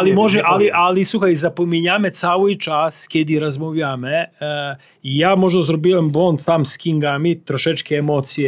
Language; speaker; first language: Polish; non-native, learner; Serbian